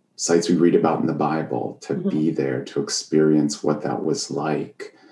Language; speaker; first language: English; native; English